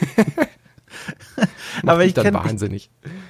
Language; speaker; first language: German; native; German